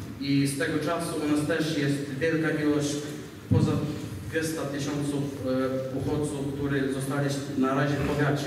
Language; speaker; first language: Polish; non-native, learner; Ukrainian